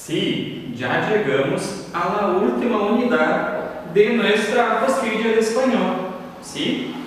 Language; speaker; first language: Spanish; non-native, fluent; Portuguese